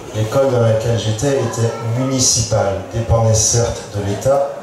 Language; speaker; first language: French; native; French